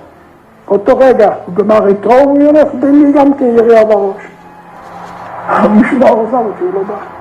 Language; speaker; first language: Hebrew; non-native, fluent; Yiddish